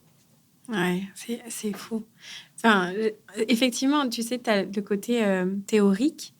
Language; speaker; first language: French; native; French